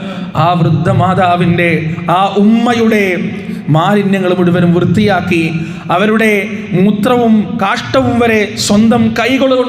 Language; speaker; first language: Malayalam; native; Malayalam